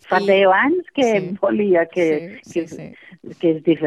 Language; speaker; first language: Catalan; non-native, fluent; English